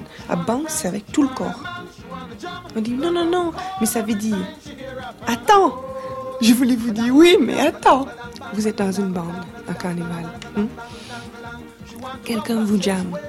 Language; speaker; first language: French; non-native, fluent; English